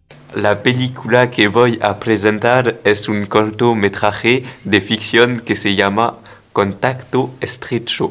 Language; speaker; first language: Spanish; non-native, learner; French